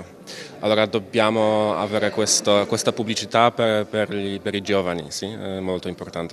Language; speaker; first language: Italian; non-native, fluent; German